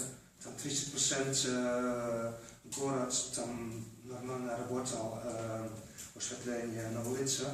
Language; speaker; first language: Russian; non-native, learner; Polish